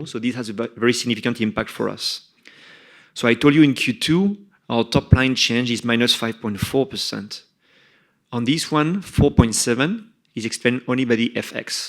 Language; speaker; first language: English; non-native, fluent; French